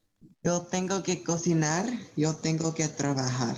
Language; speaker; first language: Spanish; non-native, learner; English